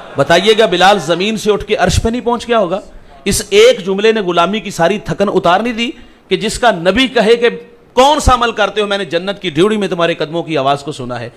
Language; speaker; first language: Urdu; non-native, local second language; Punjabi